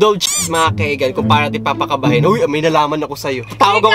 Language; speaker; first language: Filipino; native; Filipino